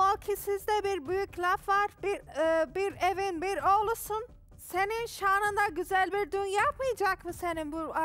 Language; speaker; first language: Turkish; non-native, learner; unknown